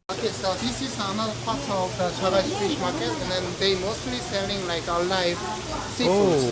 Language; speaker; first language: English; non-native, learner; Korean